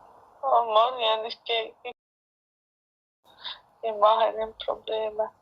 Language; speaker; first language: German; non-native, learner; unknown